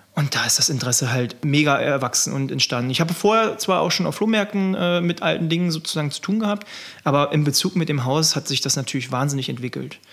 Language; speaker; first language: German; native; German